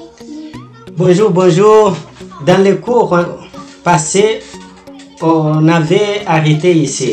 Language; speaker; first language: French; non-native, learner; Portuguese